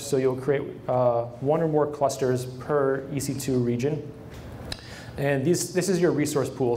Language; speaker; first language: English; native; English